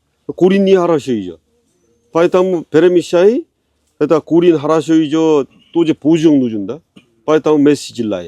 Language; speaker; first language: Russian; non-native, learner; Korean